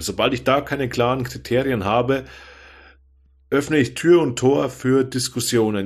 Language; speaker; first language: German; native; German